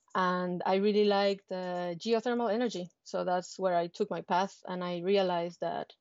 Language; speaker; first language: English; non-native, fluent; Spanish